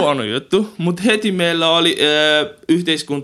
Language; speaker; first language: Finnish; non-native, learner; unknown